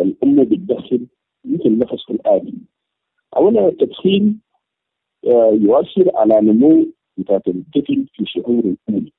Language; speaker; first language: Arabic; native; Arabic